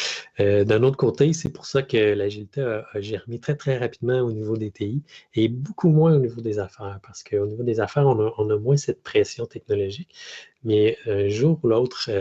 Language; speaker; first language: French; native; French